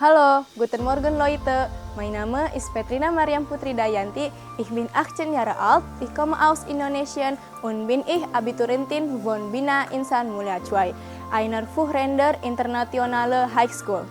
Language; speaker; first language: German; non-native, learner; Indonesian